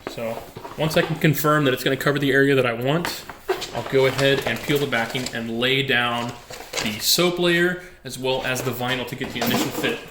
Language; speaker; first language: English; native; English